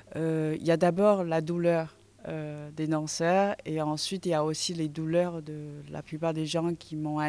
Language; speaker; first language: French; non-native, fluent; Chinese